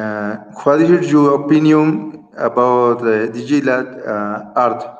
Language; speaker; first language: English; non-native, learner; Spanish